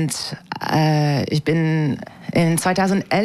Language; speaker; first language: German; non-native, fluent; French